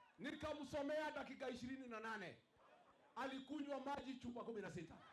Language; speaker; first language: Swahili; non-native, local second language; Kikuyu